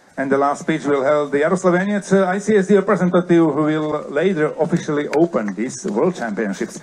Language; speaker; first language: English; non-native, fluent; Slovak